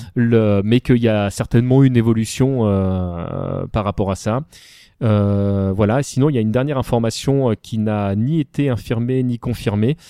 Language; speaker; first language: French; native; French